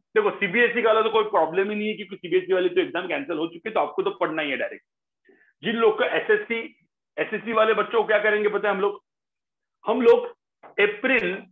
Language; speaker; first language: Hindi; non-native, local second language; Marathi